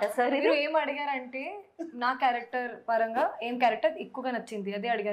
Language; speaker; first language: Telugu; non-native, learner; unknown